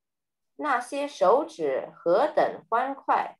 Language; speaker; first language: Chinese; early bilingual, heritage; Chinese